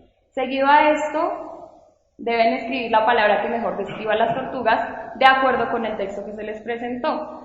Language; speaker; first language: Spanish; native; Spanish